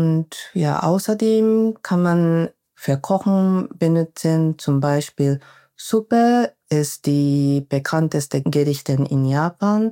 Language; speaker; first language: German; non-native, fluent; Japanese